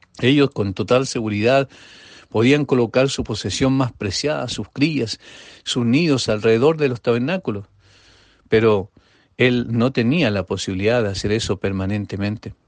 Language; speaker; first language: Spanish; native; Spanish